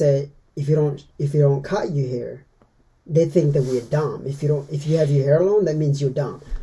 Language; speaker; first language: English; non-native, fluent; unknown